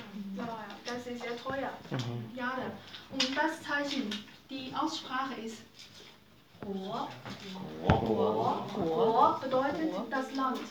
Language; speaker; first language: German; non-native, fluent; Chinese